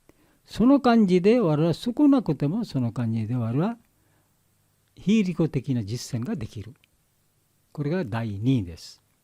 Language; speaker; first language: Japanese; non-native, learner; Bangla